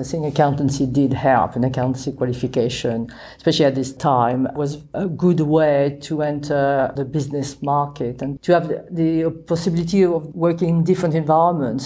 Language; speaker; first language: English; non-native, fluent; French